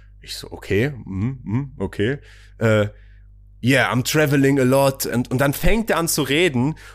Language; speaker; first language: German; early bilingual, other home language; Persian